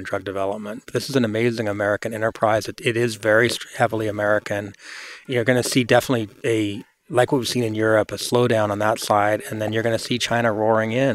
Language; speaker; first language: English; native; English